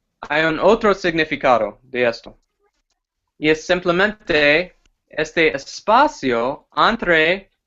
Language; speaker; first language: Spanish; non-native, fluent; English